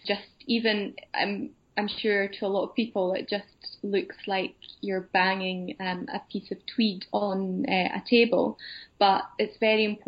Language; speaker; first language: English; native; English